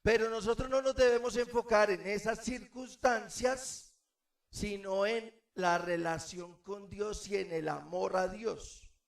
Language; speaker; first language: Spanish; native; Spanish